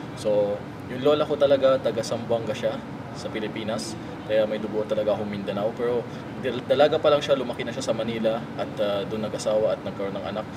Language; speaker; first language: Filipino; native; Filipino